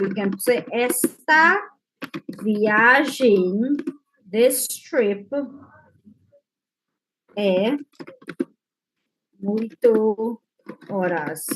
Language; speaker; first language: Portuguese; non-native, fluent; English